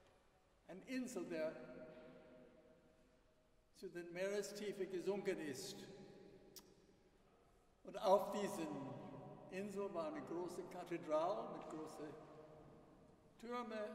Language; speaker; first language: German; non-native, fluent; English